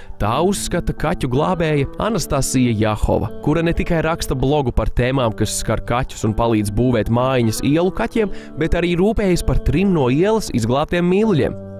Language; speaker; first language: Latvian; native; Latvian